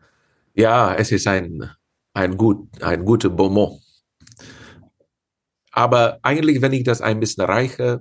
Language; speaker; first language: German; non-native, fluent; Czech